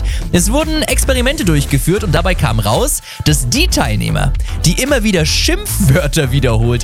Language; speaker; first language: German; native; German